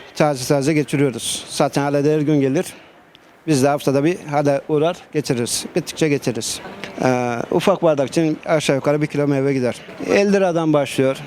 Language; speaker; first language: Turkish; native; Turkish